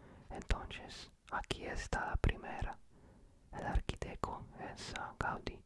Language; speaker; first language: Spanish; non-native, learner; Polish